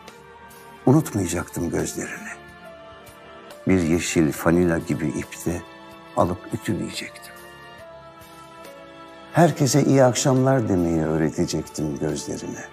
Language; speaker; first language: Turkish; native; Turkish